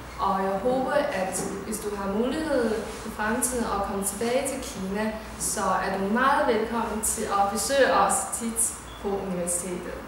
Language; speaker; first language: Danish; non-native, fluent; Chinese